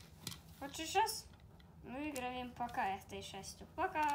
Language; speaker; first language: Russian; early bilingual, heritage; Russian